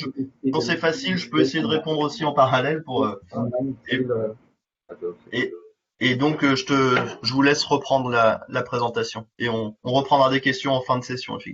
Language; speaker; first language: French; native; French